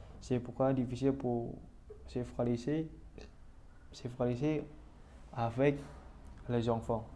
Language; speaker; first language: French; non-native, learner; Indonesian